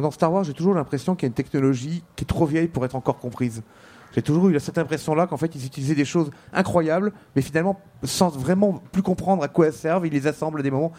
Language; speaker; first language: French; native; French